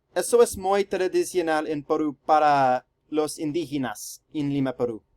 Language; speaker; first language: Spanish; non-native, learner; English